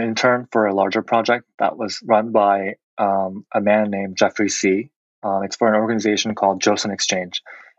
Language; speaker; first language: English; non-native, fluent; Korean